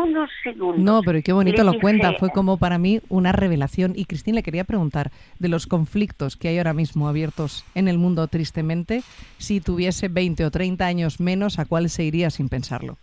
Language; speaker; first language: Spanish; native; Spanish